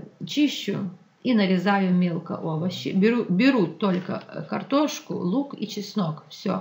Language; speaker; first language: Russian; non-native, local second language; Ukrainian